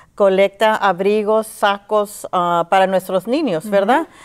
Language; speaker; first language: Spanish; early bilingual, heritage; Spanish